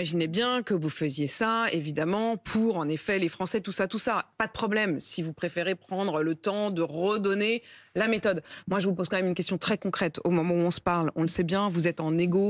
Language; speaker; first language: French; native; French